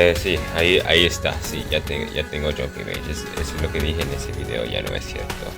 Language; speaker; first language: Spanish; non-native, fluent; English